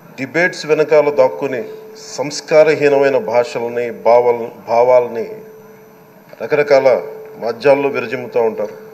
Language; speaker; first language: Telugu; native; Telugu